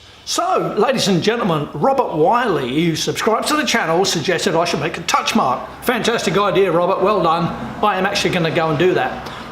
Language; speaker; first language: English; native; English